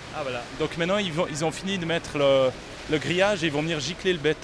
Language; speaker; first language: French; native; French